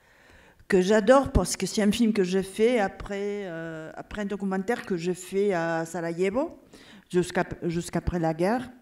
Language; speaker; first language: French; non-native, fluent; Catalan